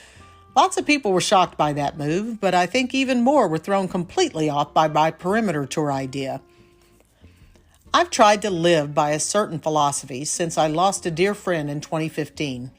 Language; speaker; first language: English; native; English